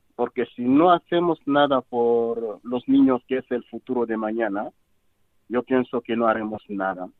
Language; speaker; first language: Spanish; non-native, fluent; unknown